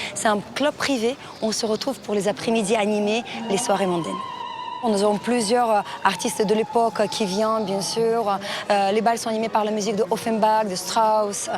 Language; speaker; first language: French; non-native, fluent; Ukrainian